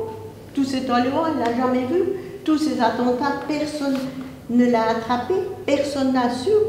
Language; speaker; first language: French; non-native, fluent; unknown